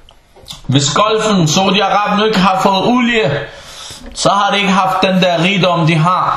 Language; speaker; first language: Danish; early bilingual, other home language; Arabic